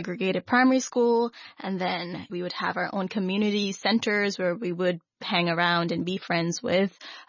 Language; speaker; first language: English; non-native, local second language; Urdu